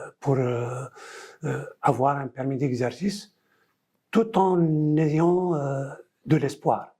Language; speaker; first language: French; non-native, local second language; Kabyle